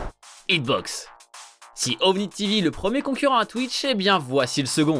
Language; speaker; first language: French; native; French